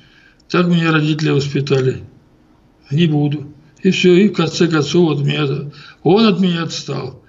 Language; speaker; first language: Russian; native; Russian